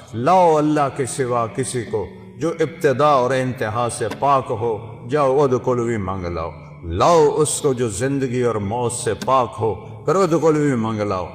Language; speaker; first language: Urdu; non-native, local second language; Saraiki